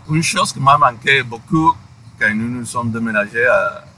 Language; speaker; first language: French; non-native, fluent; Spanish